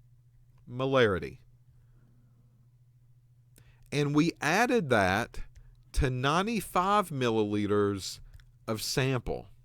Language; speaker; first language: English; native; English